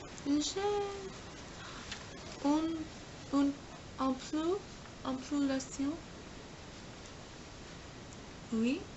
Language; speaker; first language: French; non-native, learner; English